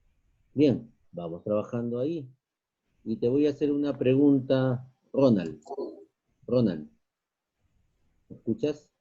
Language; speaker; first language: Spanish; native; Spanish